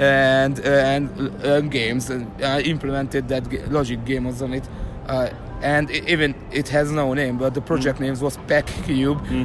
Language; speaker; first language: English; non-native, learner; Hungarian